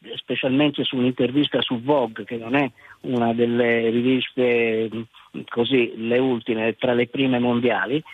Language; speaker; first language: Italian; native; Italian